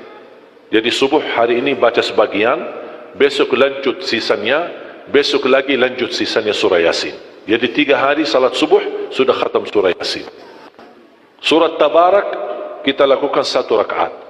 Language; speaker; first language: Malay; non-native, fluent; Arabic